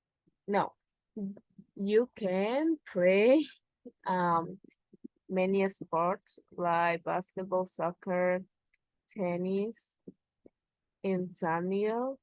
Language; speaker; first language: English; non-native, learner; Spanish